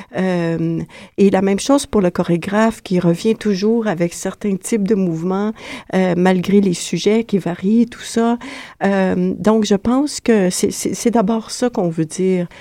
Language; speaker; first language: French; native; French